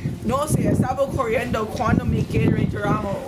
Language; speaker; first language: Spanish; non-native, learner; English